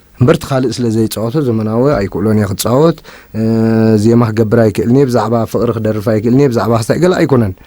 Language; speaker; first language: Tigrinya; native; Tigrinya